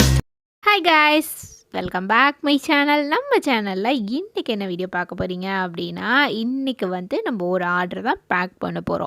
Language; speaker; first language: Tamil; native; Tamil